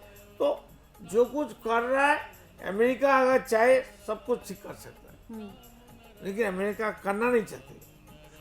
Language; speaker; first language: Hindi; non-native, local second language; Bangla